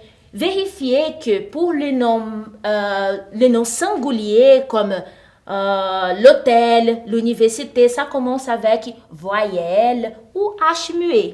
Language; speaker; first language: French; non-native, fluent; Portuguese